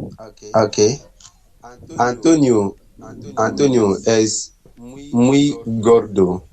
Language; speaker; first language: Spanish; non-native, learner; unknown